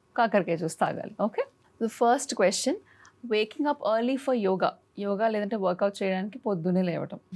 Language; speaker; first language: Telugu; native; Telugu